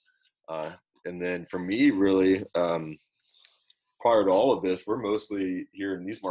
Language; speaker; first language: English; native; English